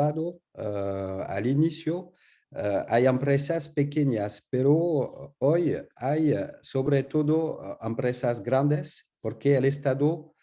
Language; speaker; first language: Spanish; non-native, learner; French